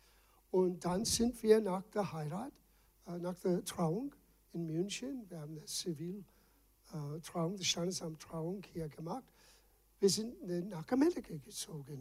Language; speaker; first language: German; non-native, fluent; English